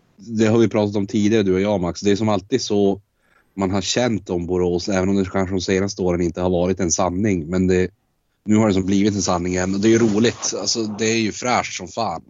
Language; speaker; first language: Swedish; native; Swedish